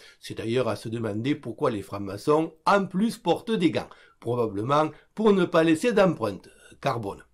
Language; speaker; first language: French; native; French